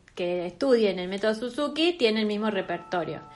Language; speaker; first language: Spanish; native; Spanish